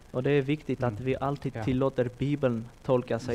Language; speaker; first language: Swedish; non-native, fluent; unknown